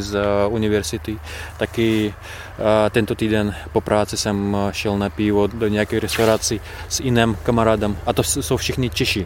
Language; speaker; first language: Czech; non-native, fluent; Russian